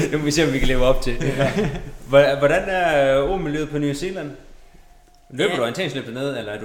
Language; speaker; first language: Danish; native; Danish